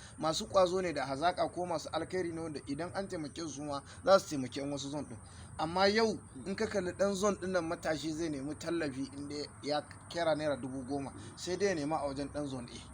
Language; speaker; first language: Hausa; native; Hausa